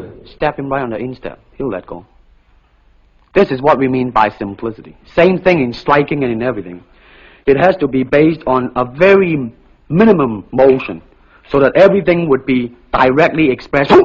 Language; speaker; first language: English; non-native, local second language; Cantonese